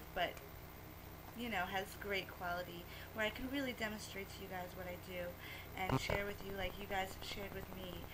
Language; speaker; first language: English; native; English